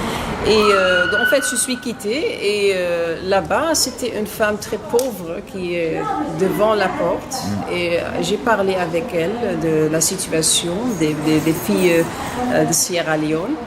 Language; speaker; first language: French; non-native, learner; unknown